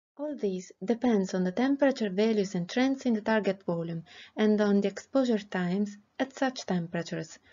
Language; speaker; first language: English; non-native, fluent; Italian